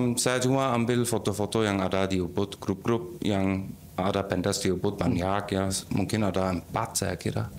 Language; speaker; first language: Indonesian; non-native, fluent; German